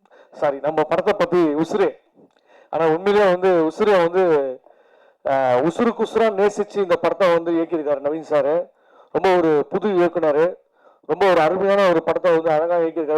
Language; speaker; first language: Tamil; native; Tamil